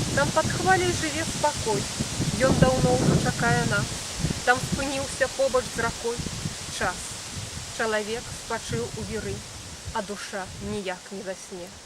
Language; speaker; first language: Belarusian; native; Belarusian